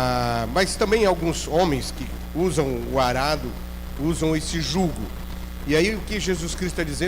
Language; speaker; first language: Portuguese; native; Portuguese